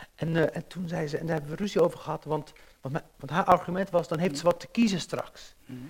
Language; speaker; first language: Dutch; native; Dutch